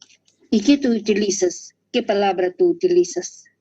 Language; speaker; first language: Spanish; non-native, learner; Russian